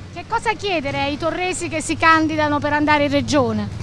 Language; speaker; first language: Italian; native; Italian